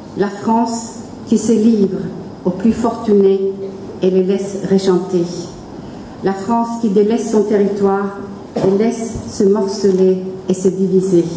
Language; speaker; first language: French; non-native, fluent; Norwegian